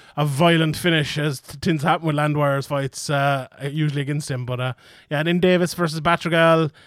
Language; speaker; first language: English; native; English